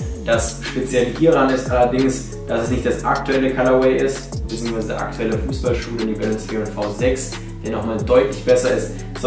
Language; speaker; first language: German; native; German